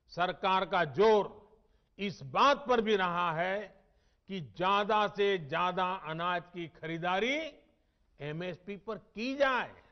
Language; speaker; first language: Hindi; non-native, local second language; Gujarati